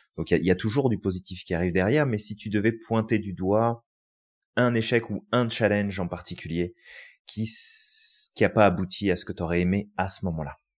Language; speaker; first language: French; native; French